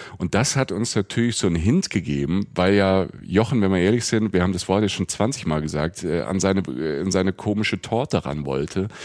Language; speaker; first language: German; native; German